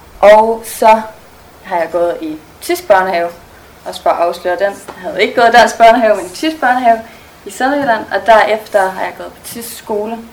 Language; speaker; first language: Danish; non-native, local second language; German